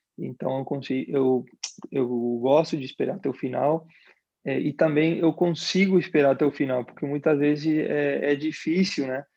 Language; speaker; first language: Portuguese; non-native, fluent; Spanish